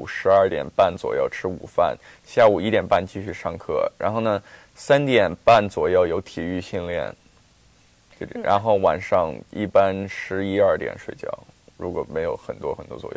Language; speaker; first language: Chinese; early bilingual, heritage; Chinese